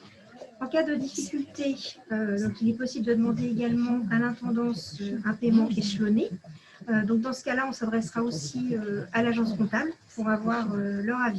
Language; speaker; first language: French; native; French